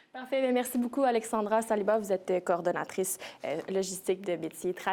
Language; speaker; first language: French; native; French